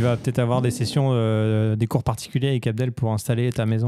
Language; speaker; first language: French; native; French